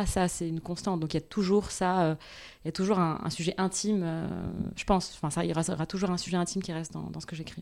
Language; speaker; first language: French; non-native, local second language; Arabic